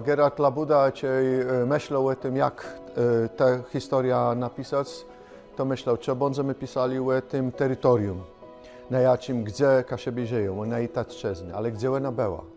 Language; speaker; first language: Polish; non-native, local second language; Kashubian